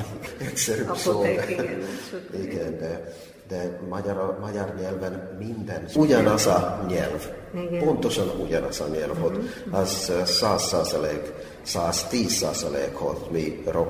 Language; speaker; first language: Hungarian; non-native, fluent; Finnish